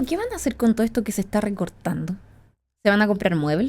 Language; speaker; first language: Spanish; native; Spanish